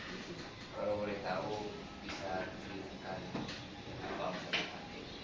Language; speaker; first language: Indonesian; native; Indonesian